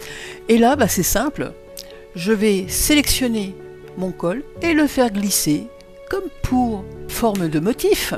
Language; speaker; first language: French; native; French